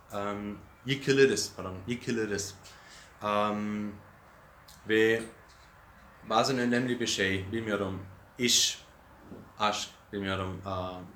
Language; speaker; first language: Turkish; non-native, learner; German